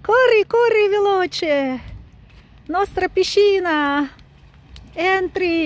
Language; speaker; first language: Italian; non-native, learner; Russian